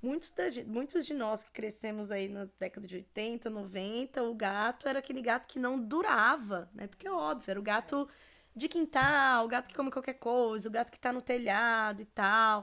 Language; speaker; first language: Portuguese; native; Portuguese